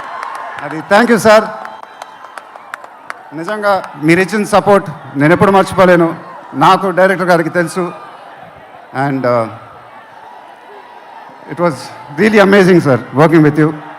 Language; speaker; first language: Telugu; native; Telugu